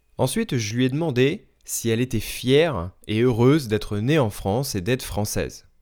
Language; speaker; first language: French; native; French